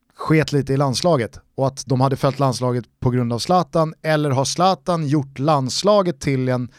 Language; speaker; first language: Swedish; native; Swedish